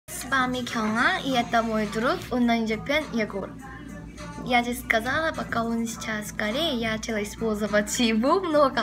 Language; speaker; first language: Russian; non-native, learner; Korean